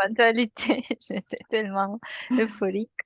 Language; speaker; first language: French; non-native, fluent; Romanian